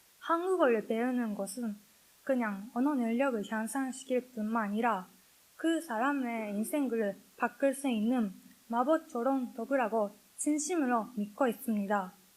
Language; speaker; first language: Korean; non-native, learner; Japanese